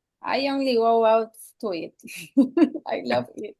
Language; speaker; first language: English; non-native, learner; Spanish